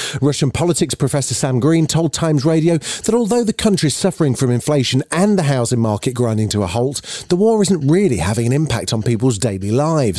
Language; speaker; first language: English; native; English